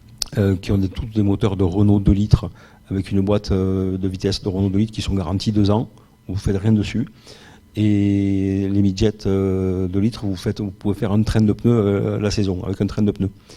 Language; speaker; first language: French; native; French